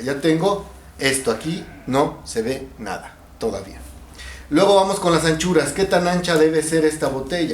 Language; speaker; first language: Spanish; native; Spanish